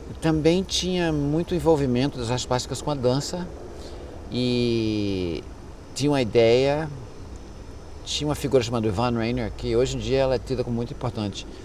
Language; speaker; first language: Portuguese; early bilingual, other home language; English